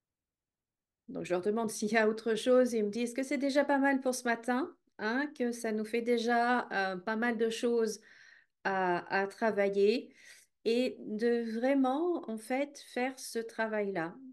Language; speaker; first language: French; native; French